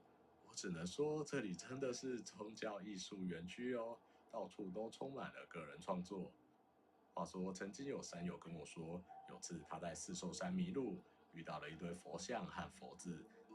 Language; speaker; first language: Chinese; native; Chinese